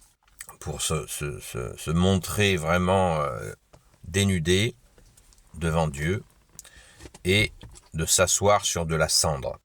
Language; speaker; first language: French; native; French